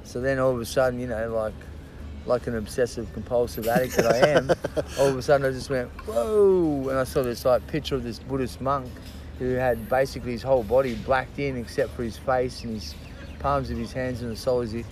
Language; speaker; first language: English; native; English